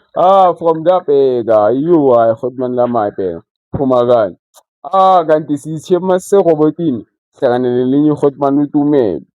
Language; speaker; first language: Zulu; non-native, local second language; Xhosa